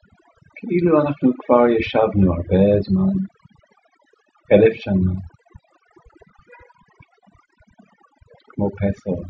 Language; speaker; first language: Hebrew; non-native, fluent; English